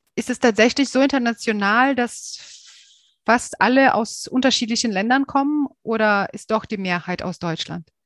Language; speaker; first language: German; native; German